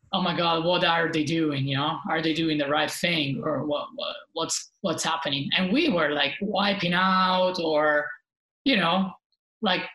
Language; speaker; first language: English; non-native, fluent; Italian